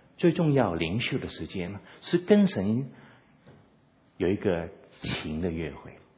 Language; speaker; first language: Chinese; non-native, local second language; Cantonese